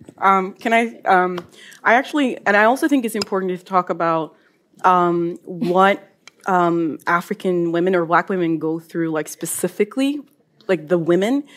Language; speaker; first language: English; non-native, fluent; Norwegian